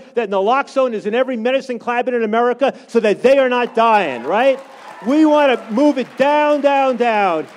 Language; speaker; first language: English; native; English